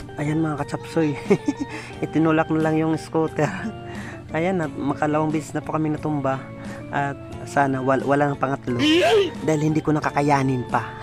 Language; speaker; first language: Filipino; non-native, local second language; Waray